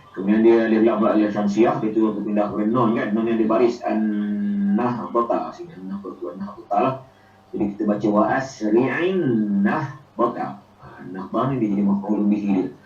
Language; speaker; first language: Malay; native; Malay